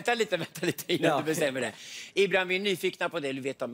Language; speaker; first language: Swedish; native; Swedish